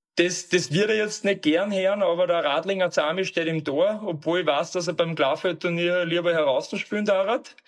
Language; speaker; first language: German; native; German